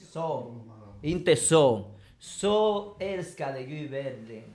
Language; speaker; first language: Swedish; non-native, fluent; Spanish